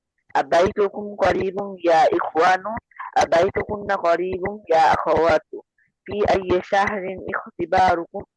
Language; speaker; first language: Arabic; non-native, learner; Bangla